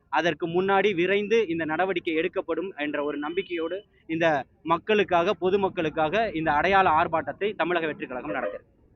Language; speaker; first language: Tamil; native; Tamil